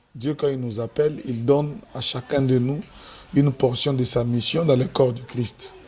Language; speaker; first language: French; non-native, local second language; Lingala